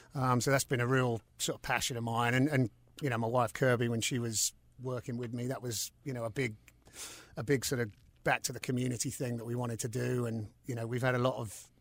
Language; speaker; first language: English; native; English